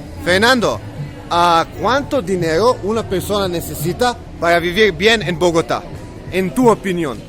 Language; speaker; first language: Spanish; non-native, learner; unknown